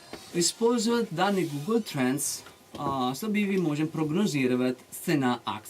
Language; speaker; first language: Russian; non-native, learner; Italian